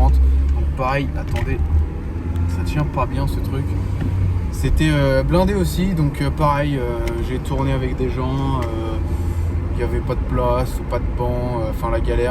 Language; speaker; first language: French; native; French